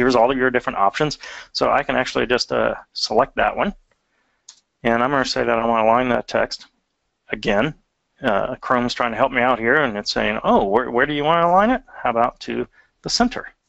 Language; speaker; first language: English; native; English